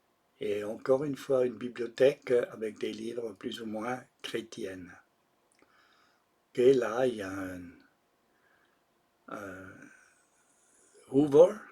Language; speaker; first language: French; non-native, local second language; German